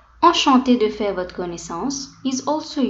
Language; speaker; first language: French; non-native, fluent; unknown